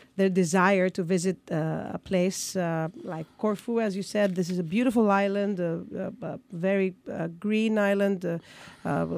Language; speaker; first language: English; non-native, fluent; Greek